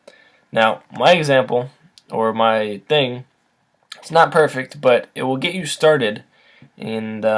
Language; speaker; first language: English; native; English